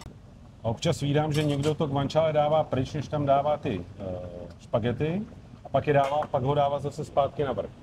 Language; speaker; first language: Czech; native; Czech